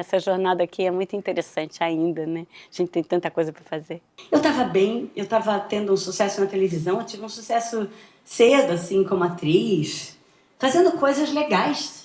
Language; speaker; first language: Portuguese; native; Portuguese